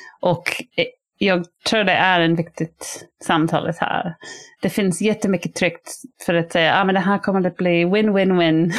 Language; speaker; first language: Swedish; non-native, fluent; English